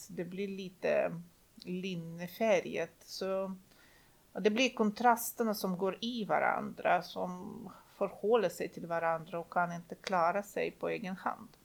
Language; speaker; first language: Swedish; non-native, fluent; Russian